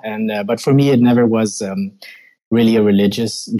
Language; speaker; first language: English; non-native, fluent; German